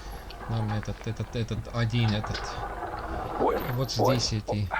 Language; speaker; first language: Russian; non-native, local second language; Estonian